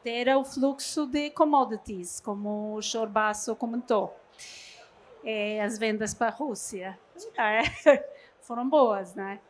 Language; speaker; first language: Portuguese; non-native, fluent; Norwegian